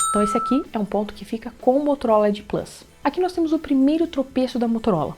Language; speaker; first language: Portuguese; native; Portuguese